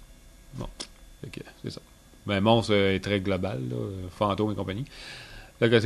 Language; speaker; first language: French; native; French